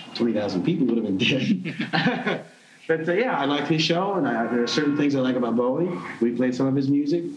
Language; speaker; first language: English; non-native, fluent; Dutch